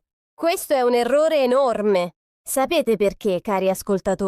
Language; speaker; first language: Italian; non-native, fluent; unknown